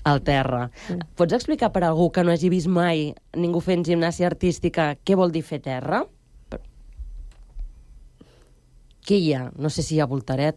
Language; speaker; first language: Catalan; native; Catalan